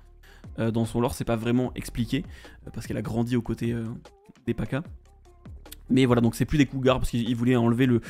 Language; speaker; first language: French; native; French